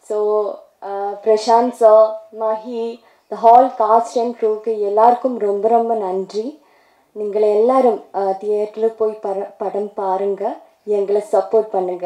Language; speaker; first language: Tamil; non-native, local second language; Malayalam